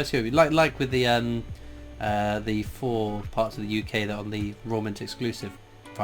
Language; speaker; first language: English; native; English